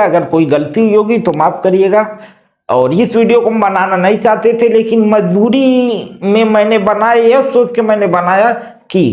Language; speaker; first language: Hindi; native; Hindi